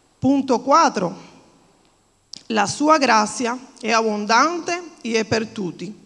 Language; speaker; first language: Italian; non-native, fluent; Spanish